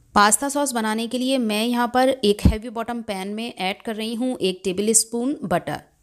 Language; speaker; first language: Hindi; native; Hindi